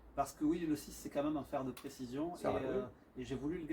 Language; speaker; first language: French; native; French